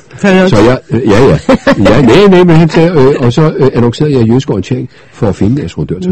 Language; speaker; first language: Danish; native; Danish